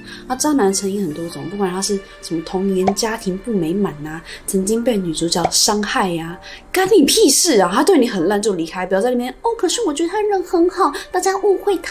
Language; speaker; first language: Chinese; native; Chinese